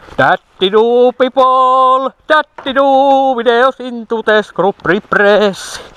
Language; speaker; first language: English; non-native, learner; Finnish